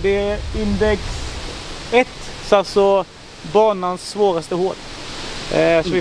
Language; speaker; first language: Swedish; native; Swedish